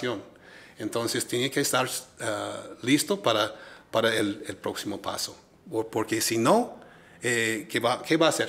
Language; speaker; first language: Spanish; non-native, fluent; English